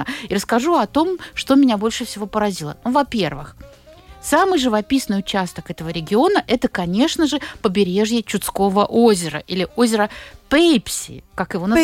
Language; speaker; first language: Russian; native; Russian